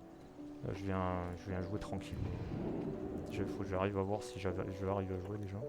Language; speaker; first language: French; native; French